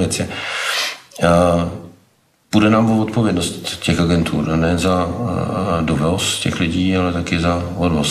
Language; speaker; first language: Czech; native; Czech